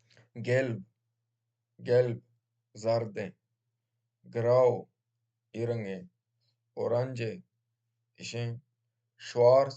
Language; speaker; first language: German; non-native, learner; Baluchi